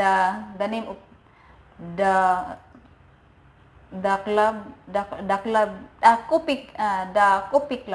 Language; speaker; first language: English; non-native, learner; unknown